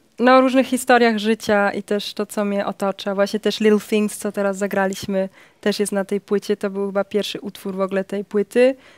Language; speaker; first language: Polish; early bilingual, heritage; Polish